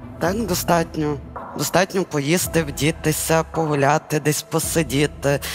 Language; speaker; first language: Ukrainian; native; Ukrainian